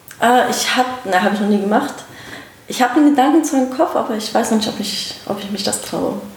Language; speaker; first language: German; early bilingual, other home language; Russian